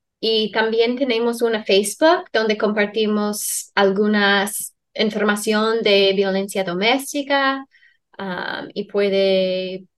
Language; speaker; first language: Spanish; non-native, fluent; English